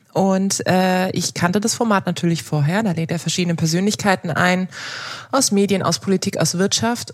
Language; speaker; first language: German; early bilingual, other home language; Turkish